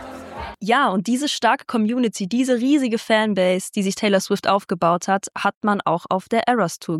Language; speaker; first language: German; native; German